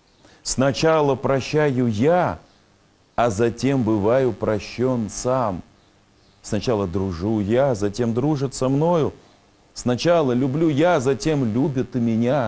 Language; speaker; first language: Russian; native; Russian